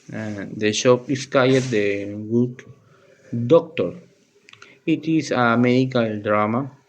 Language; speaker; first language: English; non-native, learner; Spanish